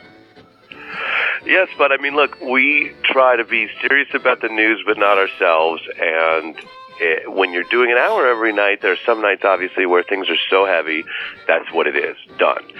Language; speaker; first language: English; native; English